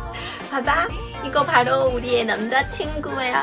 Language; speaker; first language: Korean; non-native, fluent; Chinese